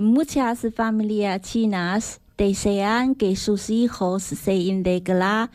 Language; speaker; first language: Spanish; non-native, learner; Chinese